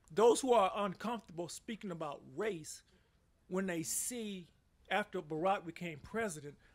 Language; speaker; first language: English; native; English